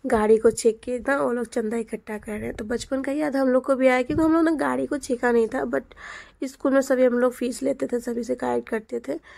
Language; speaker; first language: Hindi; non-native, local second language; Bangla